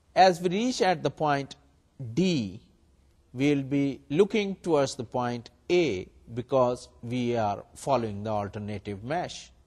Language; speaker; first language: English; non-native, local second language; Urdu